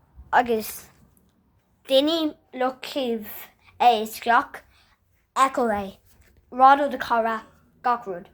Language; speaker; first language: Irish; non-native, local second language; English